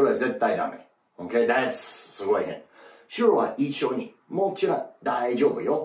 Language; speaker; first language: Japanese; non-native, learner; English